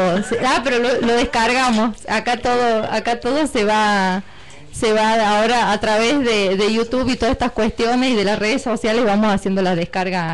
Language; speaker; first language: Spanish; native; Spanish